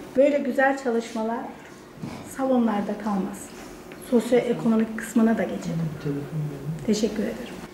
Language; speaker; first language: Turkish; native; Turkish